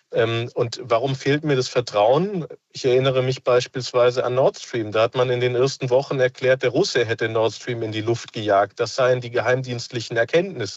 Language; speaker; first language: German; native; German